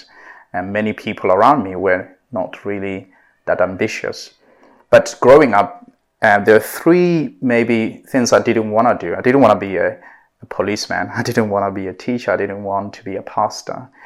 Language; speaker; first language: English; non-native, local second language; Southern Sotho